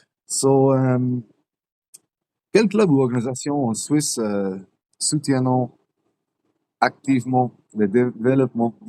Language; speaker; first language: French; non-native, learner; English